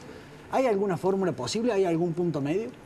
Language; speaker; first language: Spanish; native; Spanish